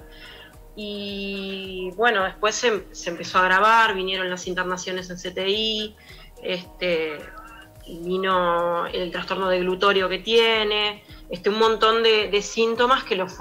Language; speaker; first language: Spanish; native; Spanish